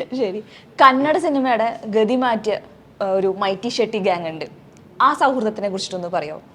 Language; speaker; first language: Malayalam; native; Malayalam